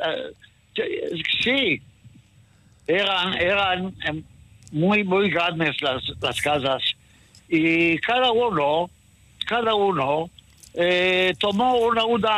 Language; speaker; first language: Spanish; early bilingual, heritage; Ladino